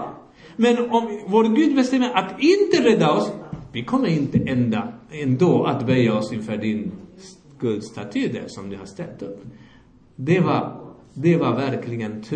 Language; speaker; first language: Swedish; non-native, fluent; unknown